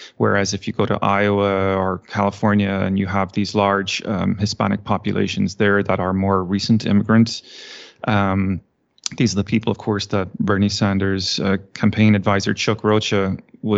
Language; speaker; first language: English; native; English